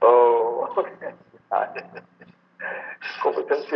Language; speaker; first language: Spanish; non-native, fluent; English